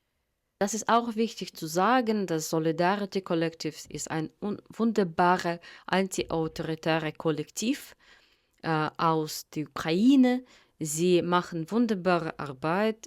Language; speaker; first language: German; non-native, fluent; Russian